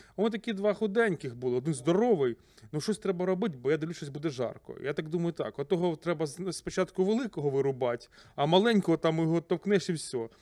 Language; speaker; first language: Ukrainian; native; Ukrainian